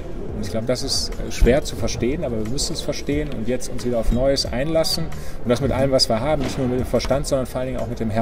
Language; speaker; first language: German; native; German